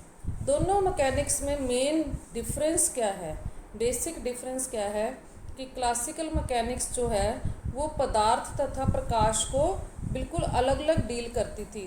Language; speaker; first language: Hindi; native; Hindi